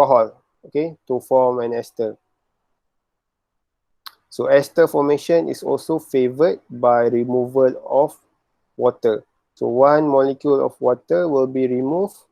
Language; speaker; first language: English; non-native, local second language; Malay